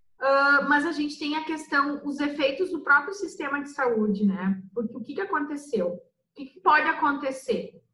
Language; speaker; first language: Portuguese; native; Portuguese